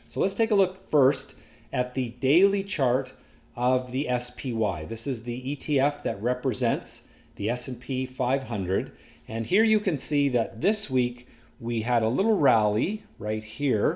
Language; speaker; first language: English; native; English